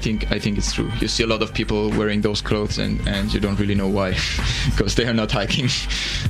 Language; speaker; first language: English; non-native, fluent; German